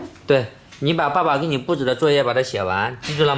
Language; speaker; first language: Chinese; native; Chinese